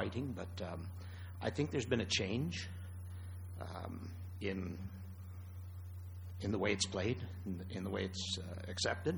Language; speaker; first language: English; native; English